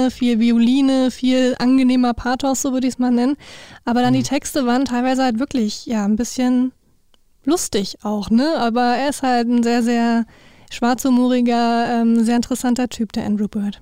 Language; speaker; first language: German; native; German